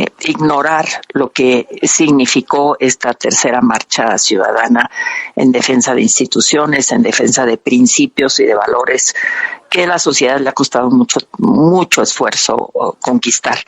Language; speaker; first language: Spanish; native; Spanish